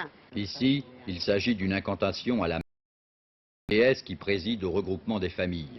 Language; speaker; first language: French; native; French